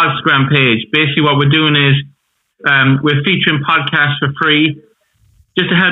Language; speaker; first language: English; native; English